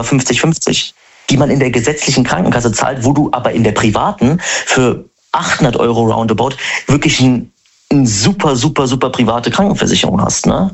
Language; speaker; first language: German; native; German